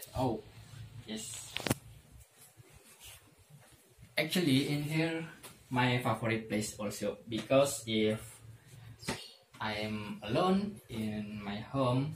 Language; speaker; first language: English; non-native, learner; Indonesian